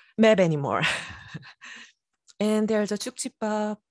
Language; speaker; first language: English; non-native, fluent; Korean